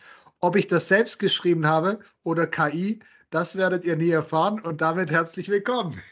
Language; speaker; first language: German; native; German